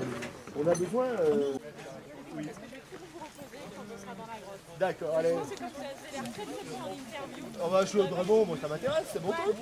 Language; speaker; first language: French; native; French